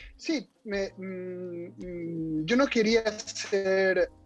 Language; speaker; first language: Spanish; native; Spanish